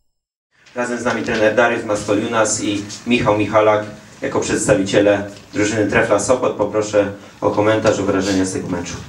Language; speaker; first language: Polish; native; Polish